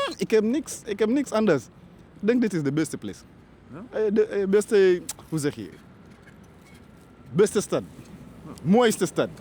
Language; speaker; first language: Dutch; non-native, learner; Ganda